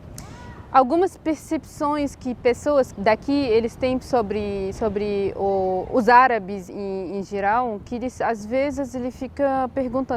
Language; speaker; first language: Portuguese; non-native, fluent; Arabic